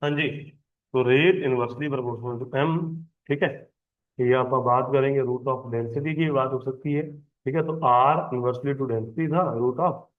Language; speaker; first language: Hindi; non-native, local second language; Punjabi